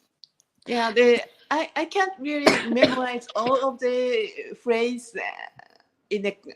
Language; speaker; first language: English; non-native, learner; Japanese